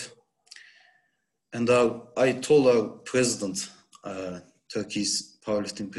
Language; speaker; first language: English; non-native, learner; Turkish